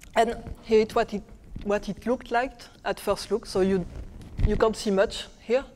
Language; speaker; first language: English; non-native, fluent; French